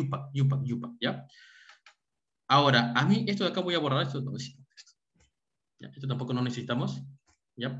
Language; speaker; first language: Spanish; native; Spanish